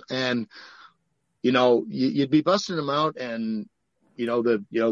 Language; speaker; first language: English; native; English